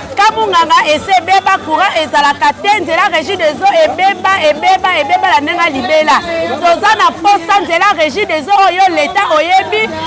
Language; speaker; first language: Lingala; native; Lingala